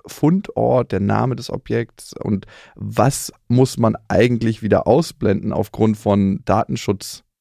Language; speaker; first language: German; native; German